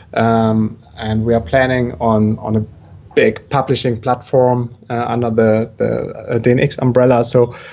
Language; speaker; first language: English; non-native, fluent; German